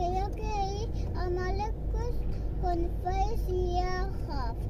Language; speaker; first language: Spanish; early bilingual, other home language; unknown